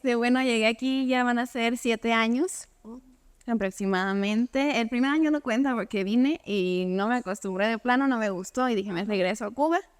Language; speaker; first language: Spanish; native; Spanish